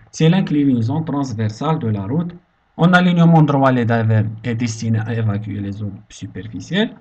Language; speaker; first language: French; non-native, local second language; Arabic